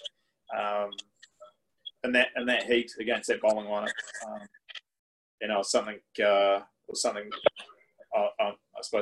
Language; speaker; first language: English; native; English